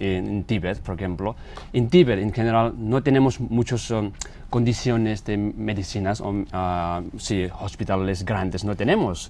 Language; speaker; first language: Spanish; non-native, learner; Tibetan